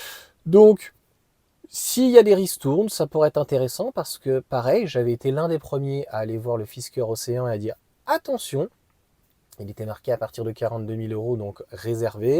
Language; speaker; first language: French; native; French